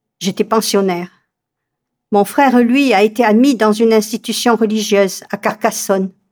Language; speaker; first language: French; native; French